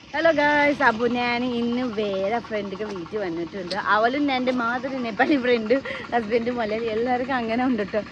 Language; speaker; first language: Malayalam; non-native, learner; Nepali